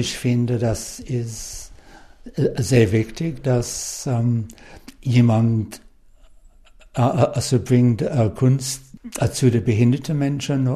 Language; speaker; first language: German; non-native, learner; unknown